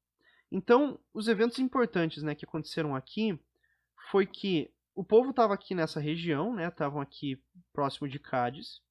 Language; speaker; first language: Portuguese; native; Portuguese